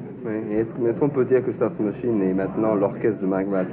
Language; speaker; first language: French; native; French